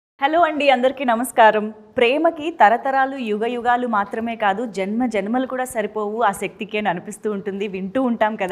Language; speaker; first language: Telugu; native; Telugu